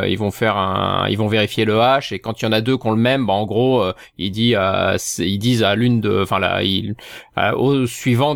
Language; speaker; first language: French; native; French